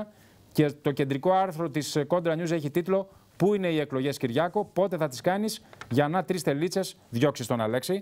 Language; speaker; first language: Greek; native; Greek